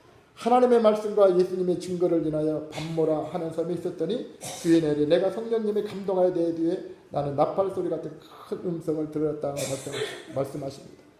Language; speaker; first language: Korean; native; Korean